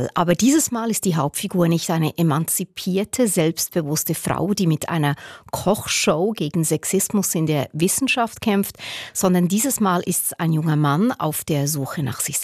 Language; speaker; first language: German; native; German